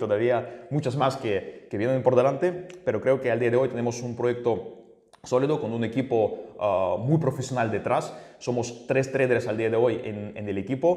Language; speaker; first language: Spanish; native; Spanish